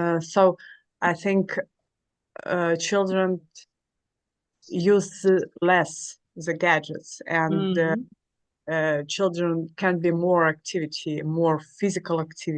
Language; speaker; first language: English; non-native, learner; Russian